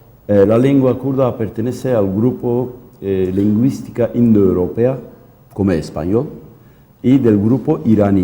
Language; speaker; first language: Spanish; non-native, local second language; Kurdish